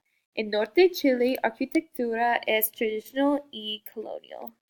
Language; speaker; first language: Spanish; non-native, learner; English